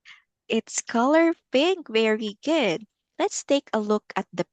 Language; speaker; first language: English; non-native, local second language; Filipino